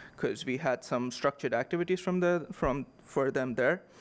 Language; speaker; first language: English; non-native, local second language; Urdu